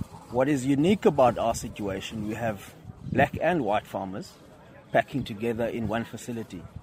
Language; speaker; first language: English; non-native, local second language; Xhosa